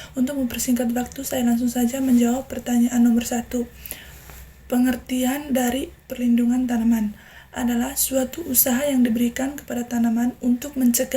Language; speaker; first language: Indonesian; non-native, learner; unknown